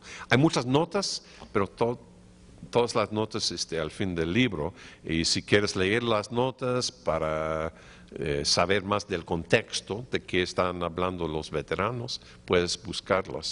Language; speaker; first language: Spanish; non-native, fluent; English